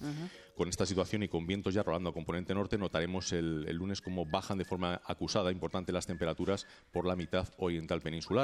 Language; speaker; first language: Spanish; native; Spanish